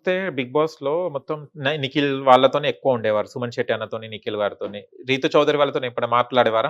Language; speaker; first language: Telugu; native; Telugu